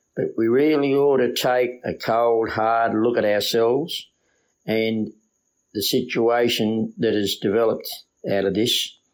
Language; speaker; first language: English; native; English